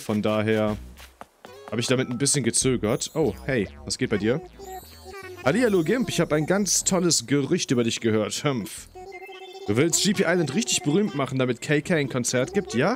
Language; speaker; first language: German; native; German